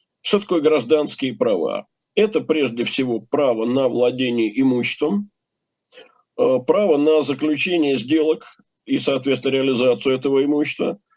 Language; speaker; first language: Russian; native; Russian